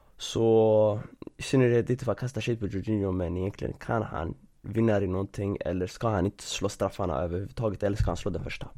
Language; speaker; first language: Swedish; early bilingual, other home language; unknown